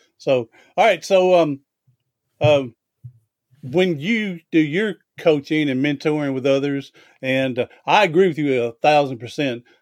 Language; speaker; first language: English; native; English